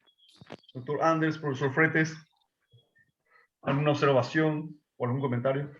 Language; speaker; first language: Spanish; native; Spanish